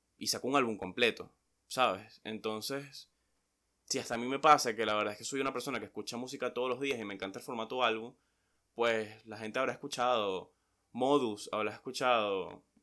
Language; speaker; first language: Spanish; native; Spanish